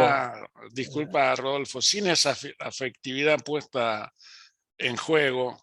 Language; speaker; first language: Spanish; native; Spanish